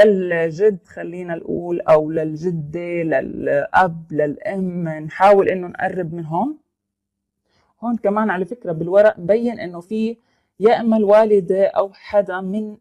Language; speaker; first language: Arabic; native; Arabic